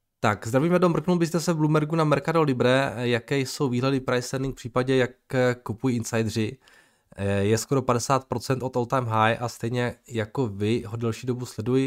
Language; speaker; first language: Czech; native; Czech